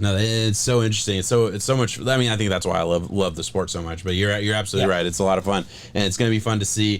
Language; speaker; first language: English; native; English